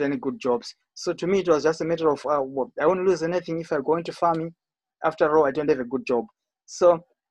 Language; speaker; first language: English; non-native, local second language; Shona